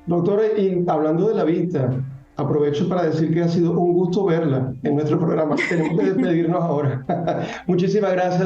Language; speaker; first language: Spanish; native; Spanish